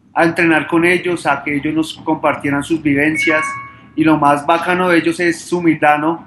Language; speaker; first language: Spanish; native; Spanish